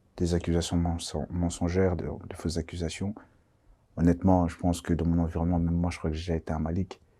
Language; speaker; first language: French; early bilingual, other home language; Kongo